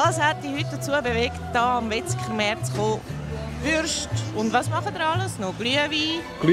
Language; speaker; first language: German; native; German